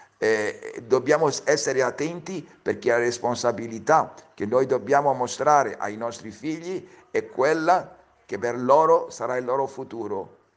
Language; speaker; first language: Italian; early bilingual, heritage; Italian